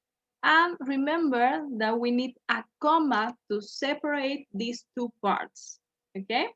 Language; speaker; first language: English; non-native, fluent; Spanish